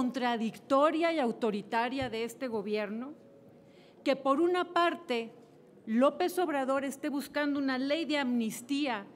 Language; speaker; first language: Spanish; native; Spanish